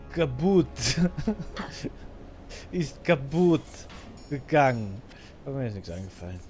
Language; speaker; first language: German; native; German